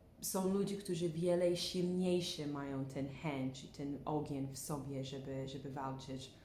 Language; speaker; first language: Polish; non-native, learner; English